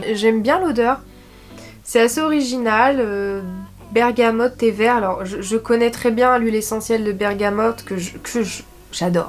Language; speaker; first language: French; native; French